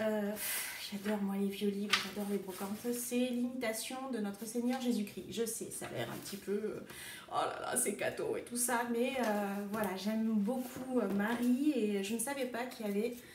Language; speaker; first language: French; native; French